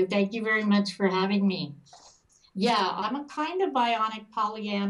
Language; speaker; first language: English; native; English